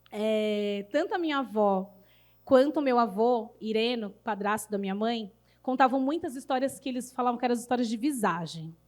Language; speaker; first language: Portuguese; native; Portuguese